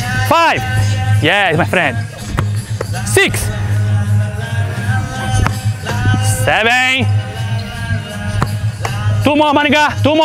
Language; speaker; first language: English; non-native, learner; Portuguese